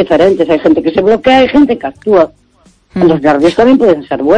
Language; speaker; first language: Spanish; native; Spanish